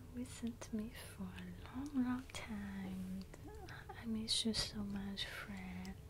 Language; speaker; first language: English; non-native, learner; Cantonese